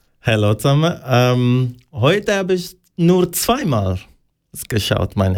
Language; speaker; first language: German; non-native, learner; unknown